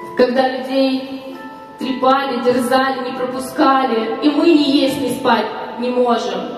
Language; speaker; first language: Russian; native; Russian